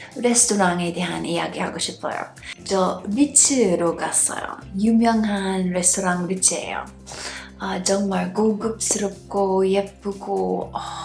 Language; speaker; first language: Korean; non-native, fluent; English